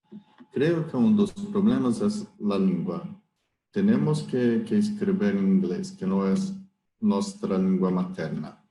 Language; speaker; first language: Spanish; non-native, learner; Portuguese